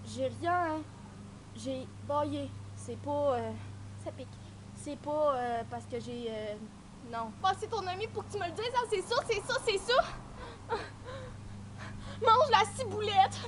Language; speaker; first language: French; native; French